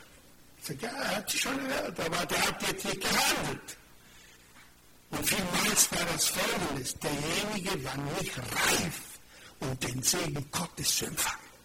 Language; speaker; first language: German; non-native, fluent; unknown